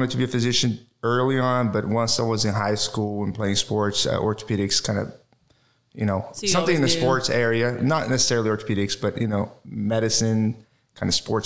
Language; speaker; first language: English; non-native, fluent; Portuguese